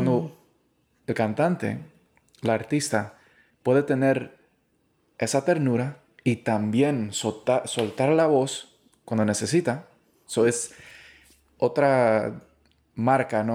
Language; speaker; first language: Spanish; early bilingual, heritage; Spanish